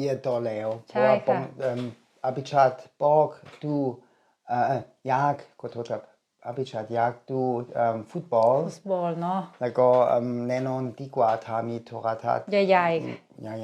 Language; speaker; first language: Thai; non-native, learner; German